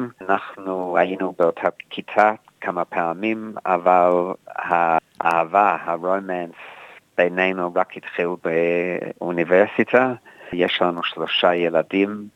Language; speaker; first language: Hebrew; non-native, fluent; English